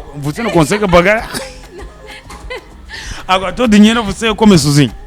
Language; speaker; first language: Portuguese; non-native, learner; Kinyarwanda